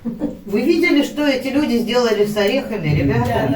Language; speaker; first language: Russian; native; Russian